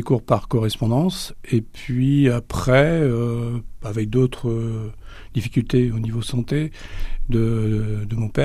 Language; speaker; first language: French; native; French